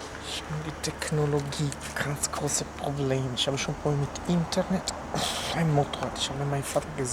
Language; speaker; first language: German; non-native, learner; Italian